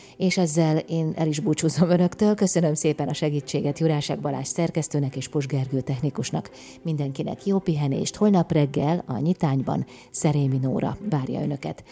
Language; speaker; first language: Hungarian; native; Hungarian